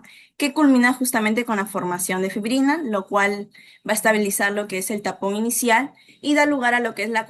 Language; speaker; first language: Spanish; native; Spanish